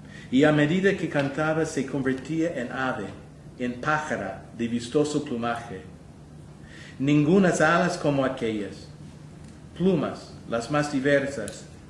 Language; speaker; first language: Spanish; non-native, fluent; English